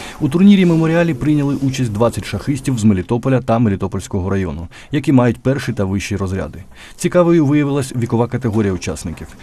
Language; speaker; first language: Ukrainian; native; Ukrainian